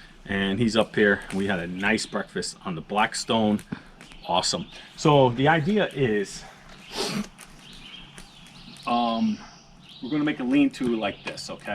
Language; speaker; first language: English; native; English